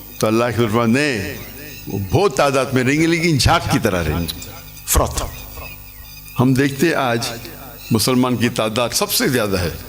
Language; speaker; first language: Urdu; non-native, local second language; English